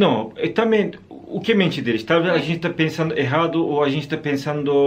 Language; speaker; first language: Portuguese; non-native, learner; Turkish